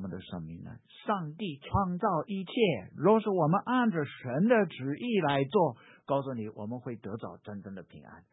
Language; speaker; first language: Chinese; non-native, fluent; English